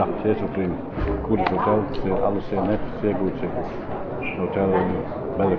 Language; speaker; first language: German; non-native, learner; Dutch